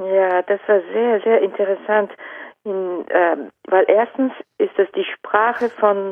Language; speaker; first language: German; non-native, fluent; Japanese